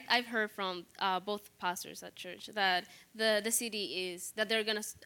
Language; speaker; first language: English; non-native, fluent; Spanish